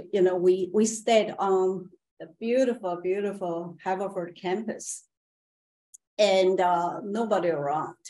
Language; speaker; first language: English; non-native, fluent; Chinese